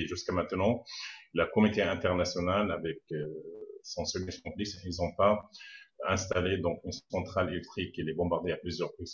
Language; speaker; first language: French; non-native, fluent; Arabic